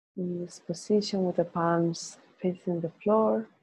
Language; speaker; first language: English; non-native, fluent; Spanish